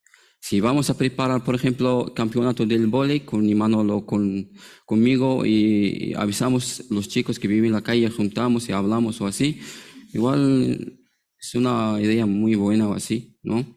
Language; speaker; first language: Spanish; non-native, learner; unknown